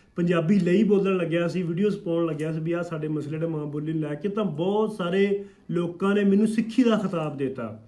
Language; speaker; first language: Punjabi; native; Punjabi